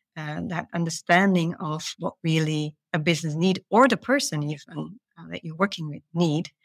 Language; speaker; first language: English; non-native, fluent; Dutch